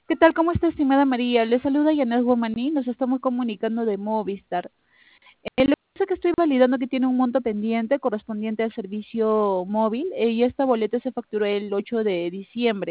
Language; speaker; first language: Spanish; native; Spanish